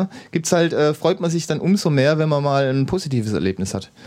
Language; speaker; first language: German; native; German